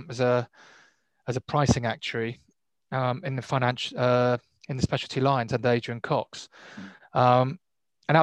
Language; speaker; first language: English; native; English